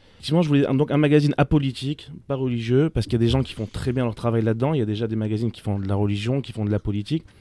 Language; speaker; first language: French; native; French